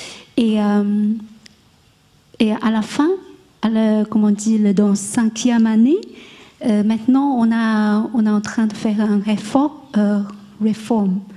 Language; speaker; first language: French; non-native, learner; Chinese